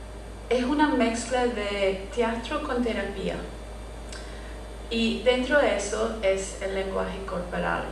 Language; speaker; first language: Spanish; non-native, fluent; English